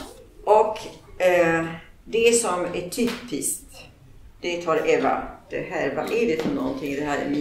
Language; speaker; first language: Swedish; non-native, fluent; Polish